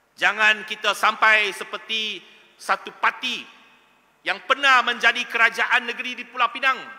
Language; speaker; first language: Malay; non-native, local second language; Chinese